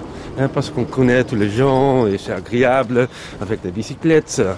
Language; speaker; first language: French; non-native, fluent; Dutch